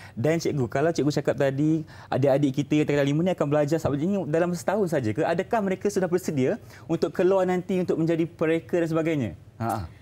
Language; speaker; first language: Malay; native; Malay